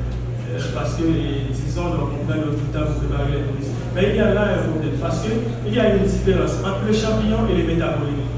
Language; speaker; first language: French; non-native, local second language; Haitian Creole